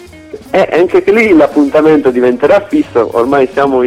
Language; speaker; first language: Italian; native; Italian